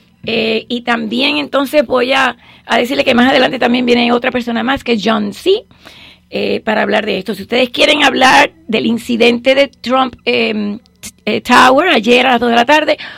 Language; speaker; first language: Spanish; native; Spanish